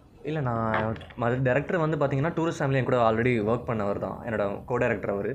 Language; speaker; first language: Tamil; native; Tamil